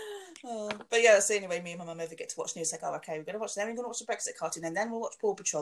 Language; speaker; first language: English; native; English